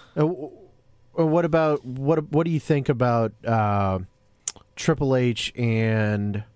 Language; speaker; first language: English; native; English